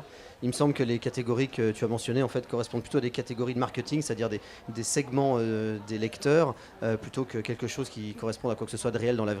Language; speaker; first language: French; native; French